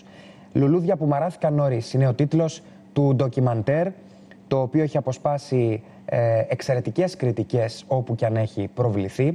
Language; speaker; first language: Greek; native; Greek